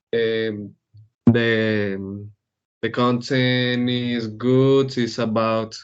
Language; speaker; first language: English; non-native, learner; Spanish